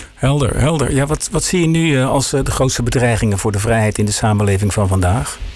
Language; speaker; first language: Dutch; native; Dutch